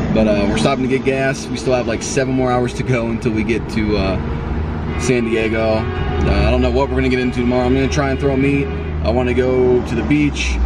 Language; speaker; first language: English; native; English